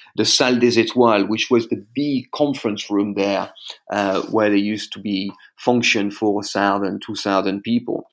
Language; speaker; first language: English; non-native, fluent; French